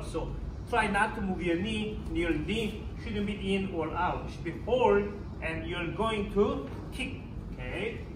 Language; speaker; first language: English; non-native, learner; Korean